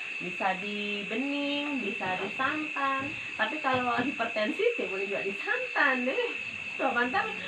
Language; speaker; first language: Indonesian; non-native, local second language; Sundanese